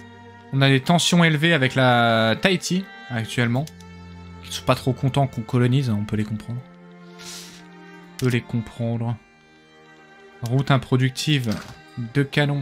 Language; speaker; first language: French; native; French